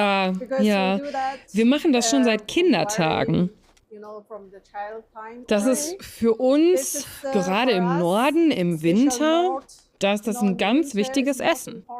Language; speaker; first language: German; non-native, fluent; Chinese